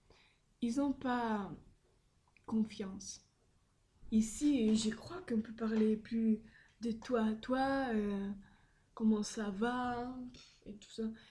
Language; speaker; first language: French; non-native, learner; Spanish